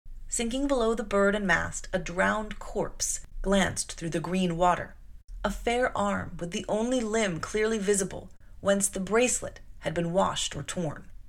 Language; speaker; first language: English; native; English